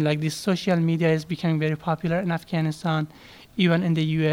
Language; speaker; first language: English; non-native, fluent; Persian